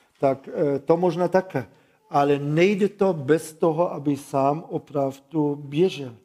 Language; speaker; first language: Czech; non-native, fluent; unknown